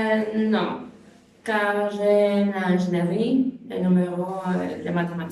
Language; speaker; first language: French; non-native, learner; Spanish